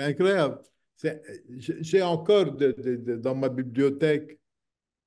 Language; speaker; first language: French; non-native, local second language; Arabic